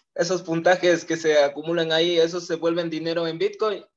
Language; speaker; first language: Spanish; native; Spanish